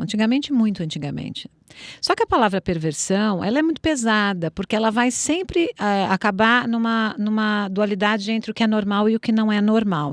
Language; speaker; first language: Portuguese; native; Portuguese